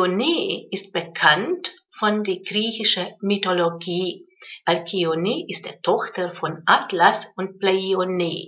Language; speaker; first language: German; non-native, fluent; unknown